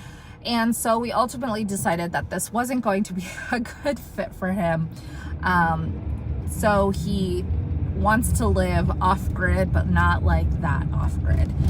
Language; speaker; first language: English; native; English